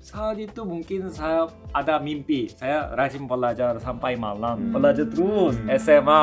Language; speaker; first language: Indonesian; non-native, fluent; Korean